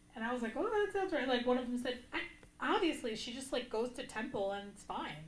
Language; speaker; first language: English; native; English